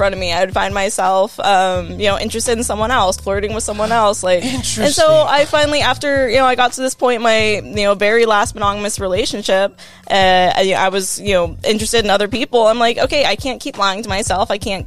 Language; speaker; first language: English; native; English